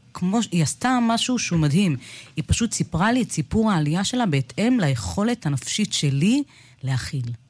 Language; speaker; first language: Hebrew; early bilingual, other home language; Amharic